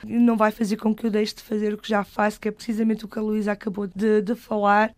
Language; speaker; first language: Portuguese; native; Portuguese